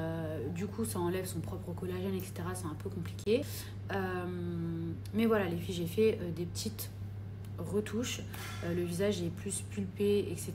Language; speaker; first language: French; native; French